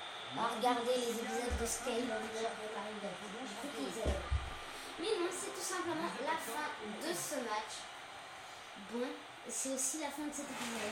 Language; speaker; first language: French; native; French